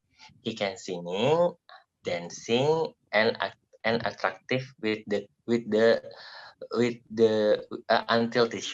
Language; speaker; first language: English; non-native, learner; Indonesian